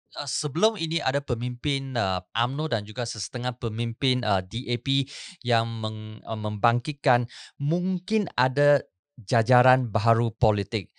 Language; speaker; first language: Malay; non-native, local second language; Chinese